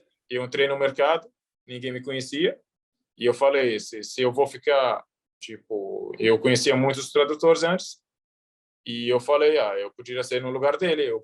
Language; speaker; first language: Portuguese; early bilingual, heritage; Arabic